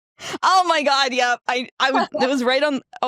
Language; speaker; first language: English; native; English